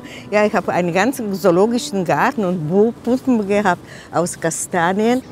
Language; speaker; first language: German; non-native, fluent; Czech